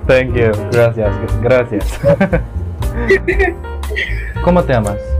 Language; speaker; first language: Spanish; non-native, learner; Indonesian